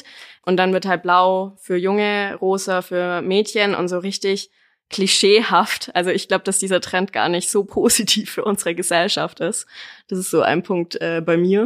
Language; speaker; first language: German; native; German